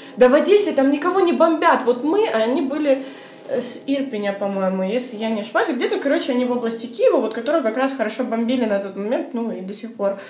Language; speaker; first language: Russian; native; Russian